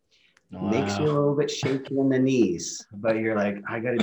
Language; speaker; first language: English; non-native, fluent; Norwegian